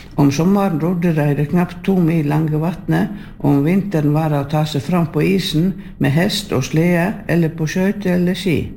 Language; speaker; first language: Norwegian; native; Norwegian